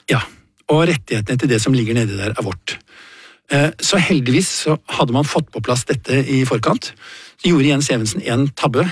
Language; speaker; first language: Norwegian; native; Norwegian